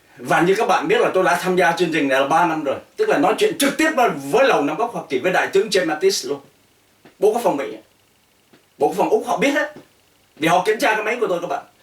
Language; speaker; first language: Vietnamese; native; Vietnamese